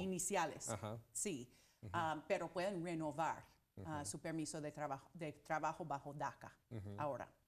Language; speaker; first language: Spanish; non-native, fluent; English